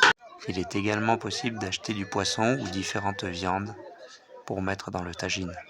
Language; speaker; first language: French; native; French